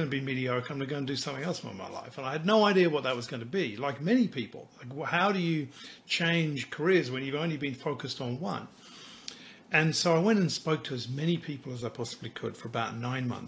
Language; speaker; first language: English; native; English